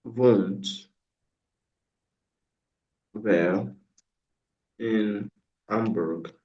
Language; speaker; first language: German; non-native, fluent; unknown